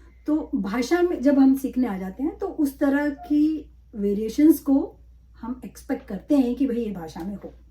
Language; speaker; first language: Hindi; non-native, local second language; Malayalam